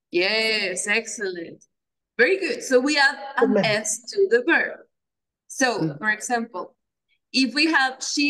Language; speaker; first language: English; non-native, fluent; Spanish